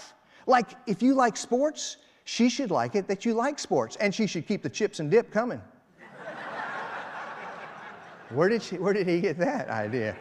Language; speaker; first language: English; native; English